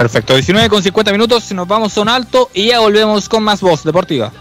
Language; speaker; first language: Spanish; native; Spanish